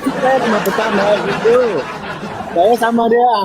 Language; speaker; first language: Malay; non-native, local second language; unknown